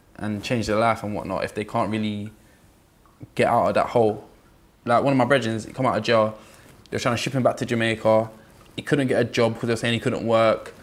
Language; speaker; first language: English; native; English